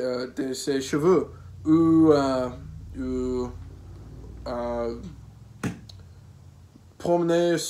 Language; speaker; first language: French; non-native, learner; English